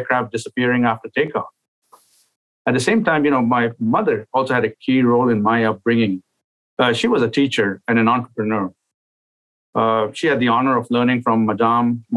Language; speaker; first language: English; non-native, local second language; Urdu